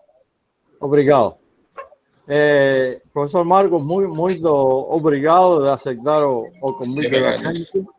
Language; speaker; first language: Portuguese; non-native, fluent; Spanish